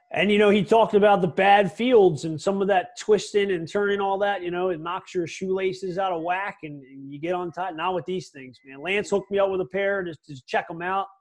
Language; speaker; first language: English; early bilingual, other home language; German